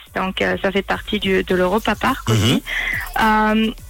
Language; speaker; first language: French; early bilingual, heritage; German